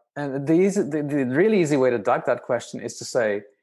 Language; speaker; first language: English; non-native, fluent; Romanian